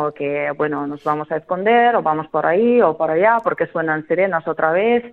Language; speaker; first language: Spanish; non-native, fluent; Ukrainian